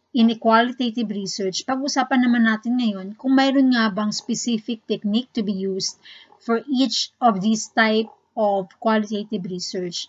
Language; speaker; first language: English; non-native, local second language; Filipino